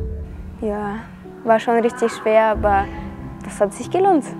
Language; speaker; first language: German; non-native, fluent; Russian